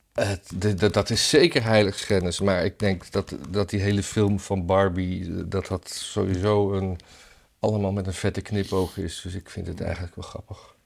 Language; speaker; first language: Dutch; native; Dutch